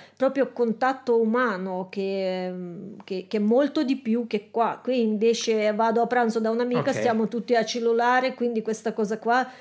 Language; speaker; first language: Italian; non-native, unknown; Russian